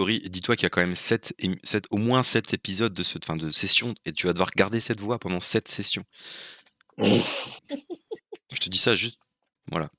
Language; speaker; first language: French; native; French